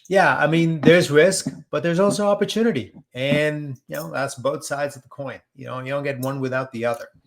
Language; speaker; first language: English; native; English